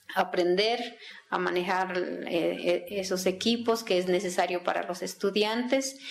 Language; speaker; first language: Spanish; non-native, local second language; Tzeltal